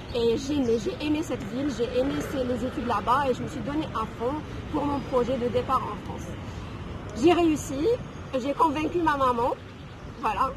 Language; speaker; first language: French; non-native, local second language; Arabic